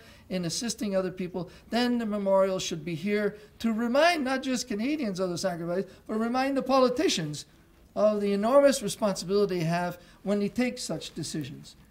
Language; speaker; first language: English; non-native, local second language; French